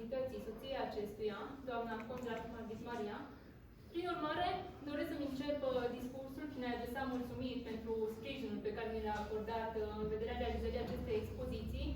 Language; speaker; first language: Romanian; native; Romanian